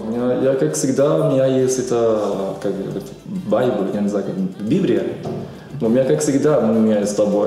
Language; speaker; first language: Russian; non-native, learner; Portuguese